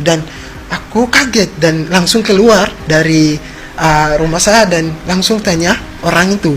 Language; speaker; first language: Indonesian; non-native, fluent; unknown